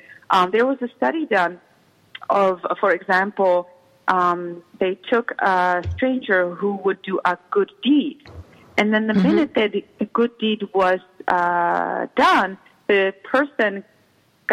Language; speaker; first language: English; non-native, fluent; Czech